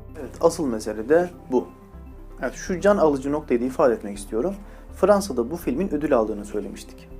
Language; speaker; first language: Turkish; native; Turkish